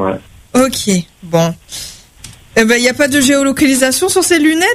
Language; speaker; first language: French; native; French